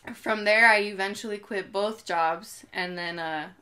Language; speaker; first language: English; native; English